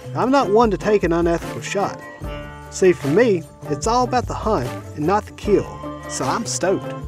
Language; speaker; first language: English; native; English